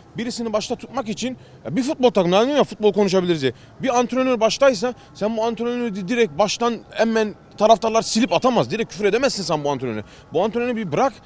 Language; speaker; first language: Turkish; early bilingual, heritage; Turkish